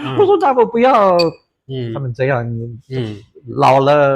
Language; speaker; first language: Chinese; non-native, fluent; English